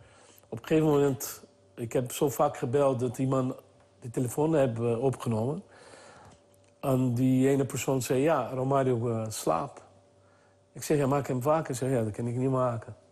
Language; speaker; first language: Dutch; non-native, fluent; Portuguese